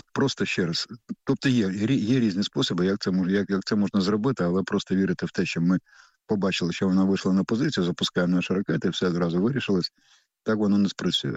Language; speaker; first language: Ukrainian; native; Ukrainian